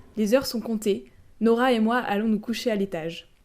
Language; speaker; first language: French; native; French